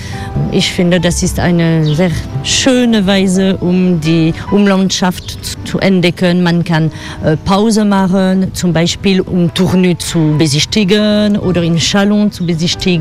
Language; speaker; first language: German; non-native, fluent; French